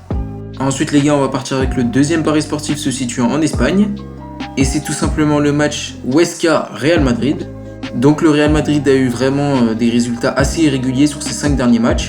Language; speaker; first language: French; native; French